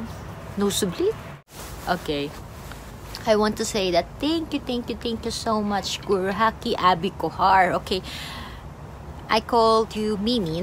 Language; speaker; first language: English; non-native, local second language; Filipino